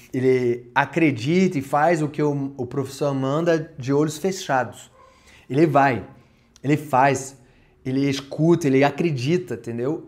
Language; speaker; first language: Portuguese; non-native, fluent; French